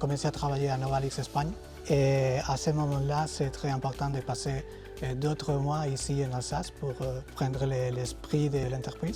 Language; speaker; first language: French; non-native, fluent; Spanish